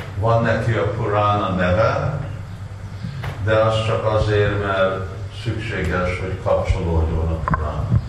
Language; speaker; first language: Hungarian; non-native, learner; Russian